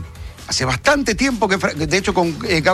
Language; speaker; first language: Spanish; native; Spanish